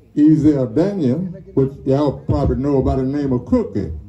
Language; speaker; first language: English; native; English